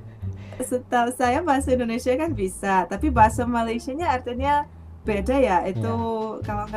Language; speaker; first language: Indonesian; non-native, fluent; Russian